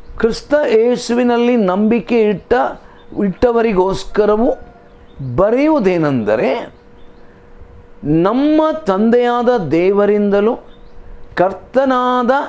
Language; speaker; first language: Kannada; non-native, local second language; Tulu